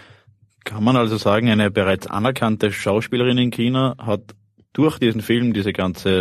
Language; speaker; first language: German; native; German